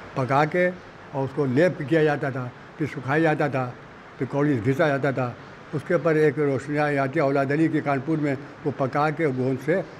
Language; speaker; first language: Urdu; native; Urdu